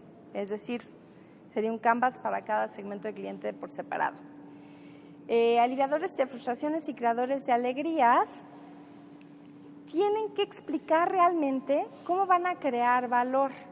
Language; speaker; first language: Spanish; native; Spanish